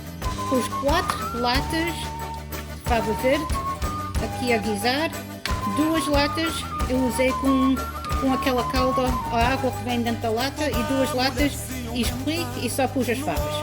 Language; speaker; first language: Portuguese; early bilingual, heritage; Portuguese